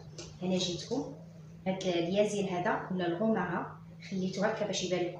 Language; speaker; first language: Arabic; native; Arabic